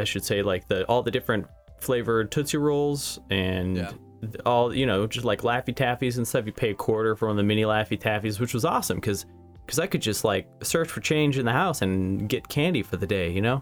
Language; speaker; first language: English; native; English